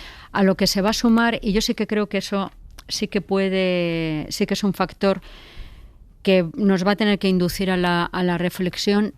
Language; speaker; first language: Spanish; native; Spanish